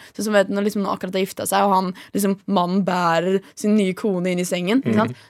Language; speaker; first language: Norwegian; native; Norwegian